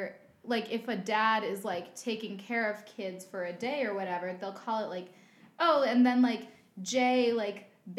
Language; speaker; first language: English; native; English